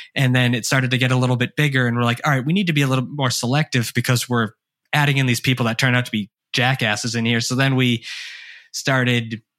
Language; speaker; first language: English; native; English